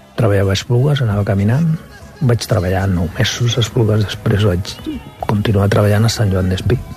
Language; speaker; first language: Catalan; non-native, local second language; Spanish